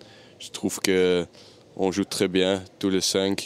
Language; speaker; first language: French; non-native, local second language; Dutch